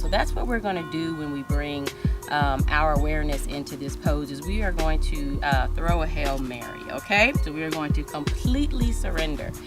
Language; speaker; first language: English; native; English